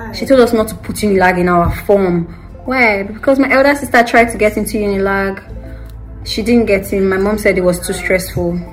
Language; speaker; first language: English; non-native, local second language; Yoruba